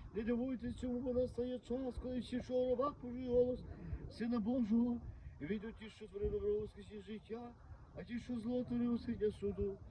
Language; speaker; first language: Ukrainian; native; Ukrainian